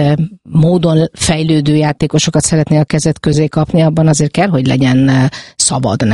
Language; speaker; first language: Hungarian; native; Hungarian